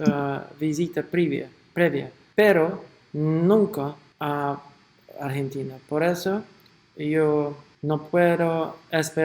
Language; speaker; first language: Spanish; non-native, learner; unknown